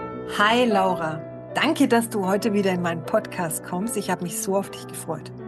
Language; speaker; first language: German; native; German